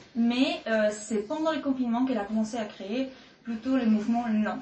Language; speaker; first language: French; non-native, fluent; Spanish